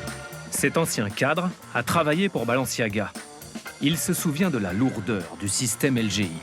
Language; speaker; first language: French; native; French